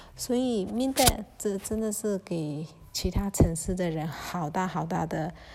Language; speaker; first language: Chinese; early bilingual, heritage; Chinese